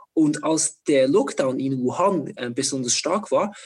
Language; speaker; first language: German; non-native, fluent; Chinese